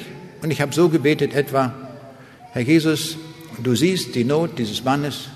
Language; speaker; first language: German; native; German